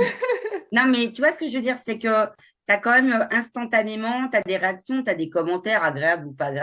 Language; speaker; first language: French; native; French